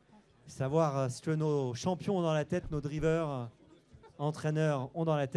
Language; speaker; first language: French; native; French